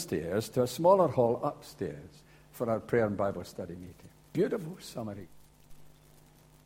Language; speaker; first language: English; native; English